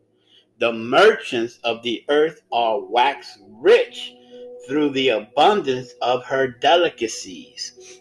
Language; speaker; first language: English; native; English